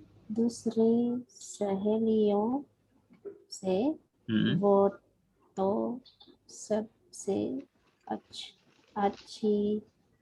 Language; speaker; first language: Hindi; non-native, learner; Indonesian